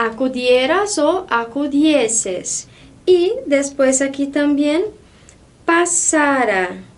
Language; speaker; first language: Spanish; non-native, fluent; Portuguese